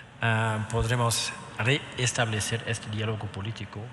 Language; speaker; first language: Spanish; non-native, fluent; German